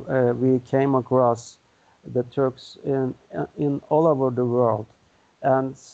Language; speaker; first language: English; non-native, learner; Turkish